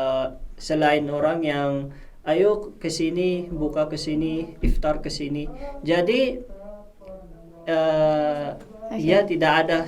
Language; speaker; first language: Indonesian; non-native, fluent; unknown